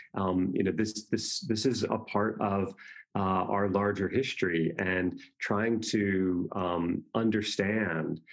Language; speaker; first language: English; native; English